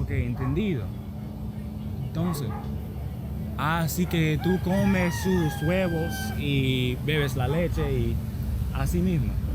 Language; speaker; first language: Spanish; non-native, learner; English